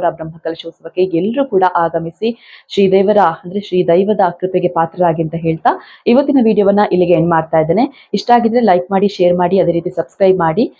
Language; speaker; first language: Kannada; native; Kannada